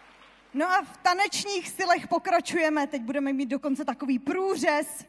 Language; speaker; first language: Czech; native; Czech